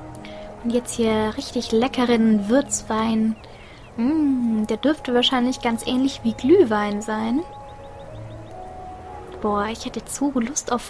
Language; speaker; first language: German; native; German